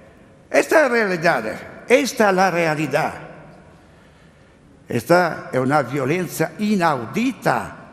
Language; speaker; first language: Spanish; non-native, learner; Italian